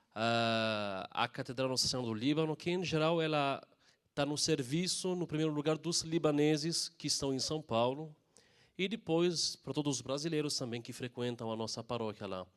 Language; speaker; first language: Portuguese; non-native, fluent; Arabic